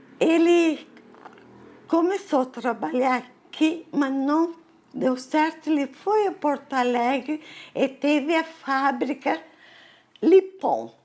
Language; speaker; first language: Portuguese; early bilingual, other home language; Italian